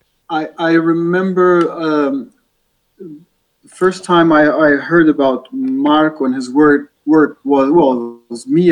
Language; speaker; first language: English; non-native, fluent; Portuguese